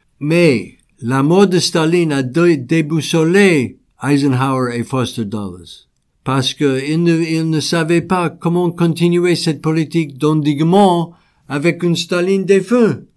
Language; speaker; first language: French; non-native, fluent; English